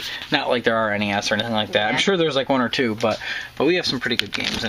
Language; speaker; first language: English; native; English